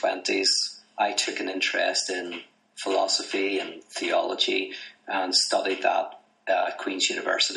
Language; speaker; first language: English; native; English